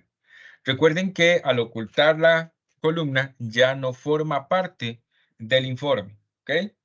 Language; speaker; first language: Spanish; native; Spanish